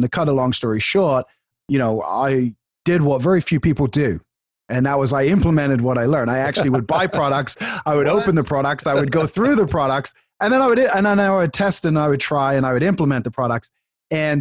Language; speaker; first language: English; native; English